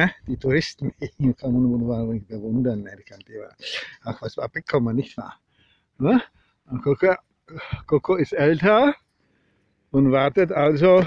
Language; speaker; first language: German; non-native, fluent; Czech